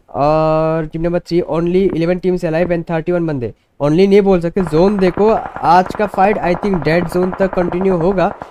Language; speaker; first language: Hindi; non-native, local second language; Bangla